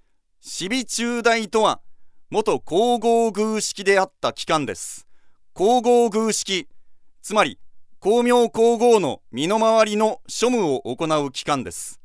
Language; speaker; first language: Japanese; native; Japanese